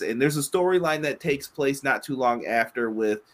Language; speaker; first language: English; native; English